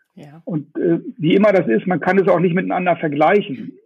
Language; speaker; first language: German; native; German